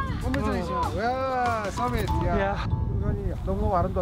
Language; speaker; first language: Korean; native; Korean